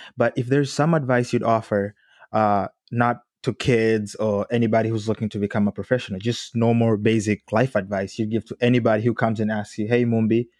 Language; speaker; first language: English; non-native, local second language; Swahili